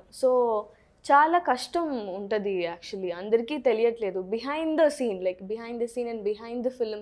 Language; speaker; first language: Telugu; non-native, learner; Tamil